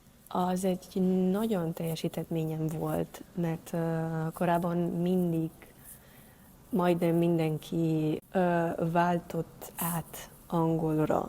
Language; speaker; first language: Hungarian; non-native, learner; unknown